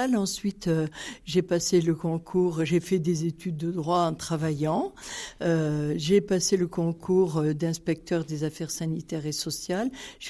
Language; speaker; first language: French; native; French